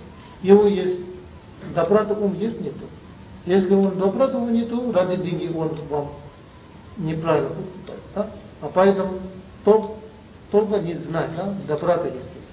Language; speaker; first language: Russian; non-native, learner; Tibetan